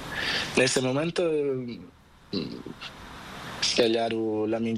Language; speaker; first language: Spanish; non-native, fluent; Portuguese